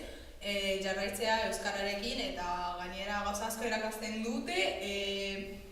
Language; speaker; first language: Basque; early bilingual, other home language; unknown